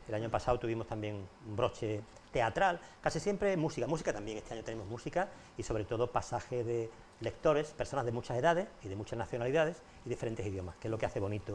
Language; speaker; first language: Spanish; native; Spanish